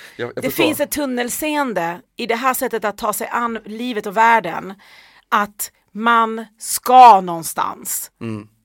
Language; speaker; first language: Swedish; early bilingual, other home language; Persian